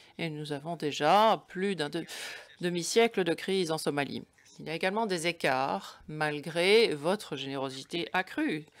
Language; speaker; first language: French; non-native, fluent; German